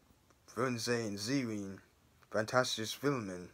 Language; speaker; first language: German; non-native, learner; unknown